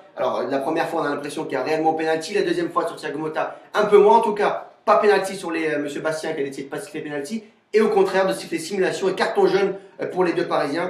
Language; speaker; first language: French; native; French